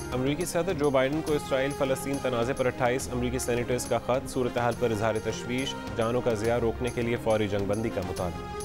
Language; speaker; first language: Urdu; native; Urdu